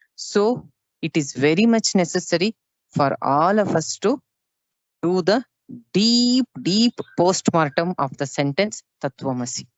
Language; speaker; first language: English; non-native, local second language; Kannada